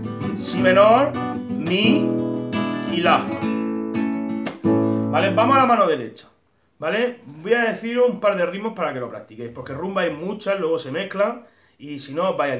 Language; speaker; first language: Spanish; native; Spanish